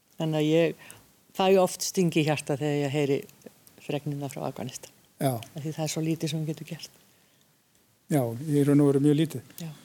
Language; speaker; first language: Icelandic; early bilingual, other home language; Hungarian